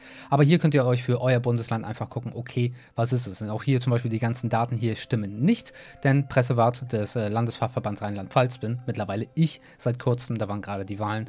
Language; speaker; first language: German; native; German